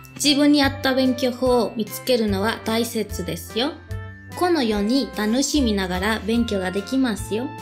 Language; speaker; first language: Japanese; non-native, fluent; Spanish